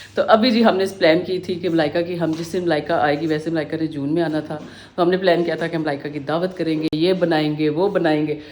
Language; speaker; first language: Urdu; native; Urdu